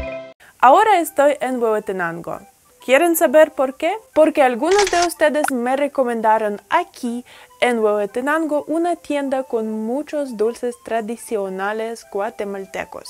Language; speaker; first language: Spanish; non-native, fluent; Russian